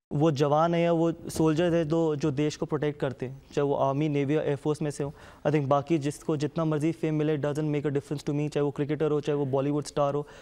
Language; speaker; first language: Hindi; native; Hindi